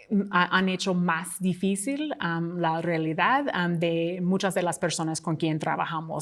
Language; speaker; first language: Spanish; non-native, fluent; English